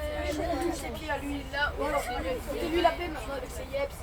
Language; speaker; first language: French; native; French